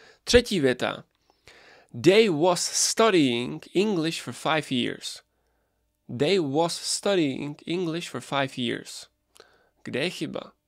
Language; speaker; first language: English; non-native, fluent; Czech